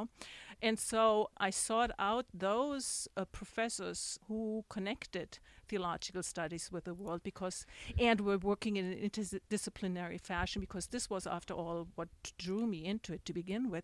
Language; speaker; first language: English; non-native, fluent; German